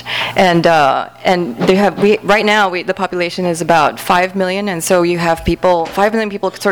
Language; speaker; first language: English; native; English